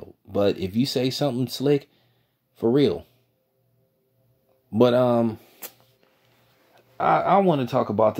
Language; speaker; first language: English; native; English